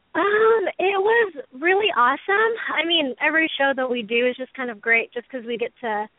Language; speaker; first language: English; native; English